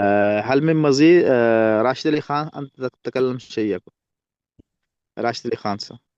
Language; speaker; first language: Arabic; non-native, learner; Urdu